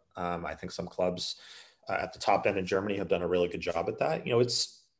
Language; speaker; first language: English; native; English